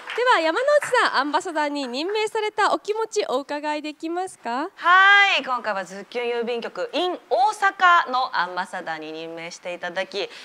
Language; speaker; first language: Japanese; native; Japanese